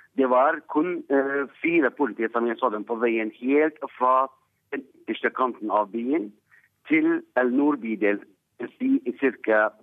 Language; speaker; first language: Norwegian; non-native, fluent; Arabic